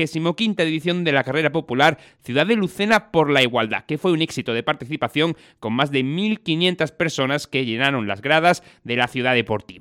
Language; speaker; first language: Spanish; native; Spanish